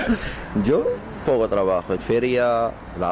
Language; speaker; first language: Spanish; non-native, learner; Arabic